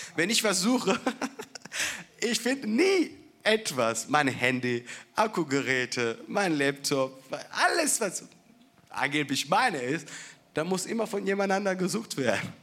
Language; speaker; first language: German; non-native, fluent; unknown